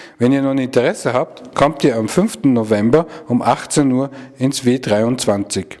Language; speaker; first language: German; native; German